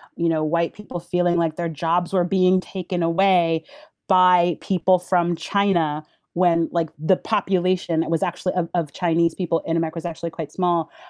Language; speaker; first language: English; early bilingual, other home language; Haitian Creole